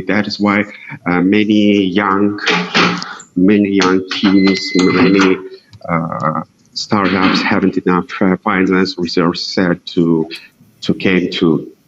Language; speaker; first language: English; non-native, fluent; Russian